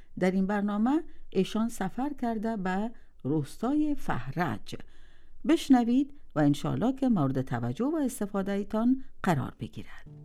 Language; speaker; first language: Persian; native; Persian